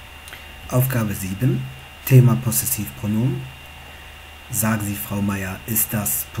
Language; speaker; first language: German; non-native, fluent; Tigrinya